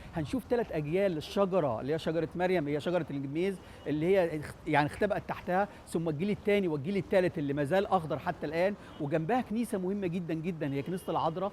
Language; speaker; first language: Egyptian Arabic; native; Egyptian Arabic